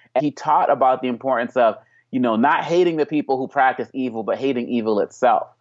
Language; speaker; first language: English; native; English